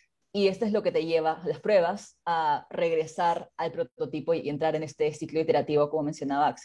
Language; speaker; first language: Spanish; native; Spanish